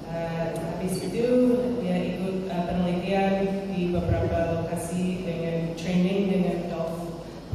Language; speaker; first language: Indonesian; non-native, fluent; English